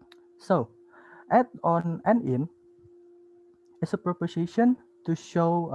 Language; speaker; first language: English; non-native, learner; Indonesian